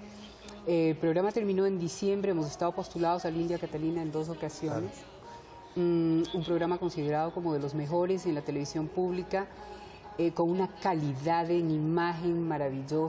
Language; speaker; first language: Spanish; early bilingual, heritage; Spanish